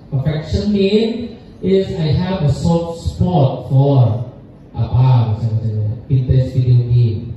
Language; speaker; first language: English; non-native, learner; Indonesian